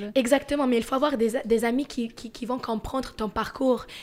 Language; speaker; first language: French; early bilingual, other home language; Russian